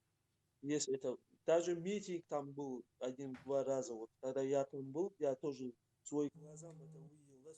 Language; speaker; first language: Russian; non-native, local second language; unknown